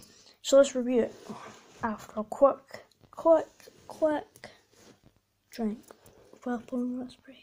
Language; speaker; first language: English; native; English